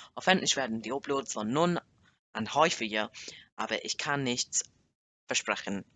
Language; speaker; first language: German; non-native, learner; English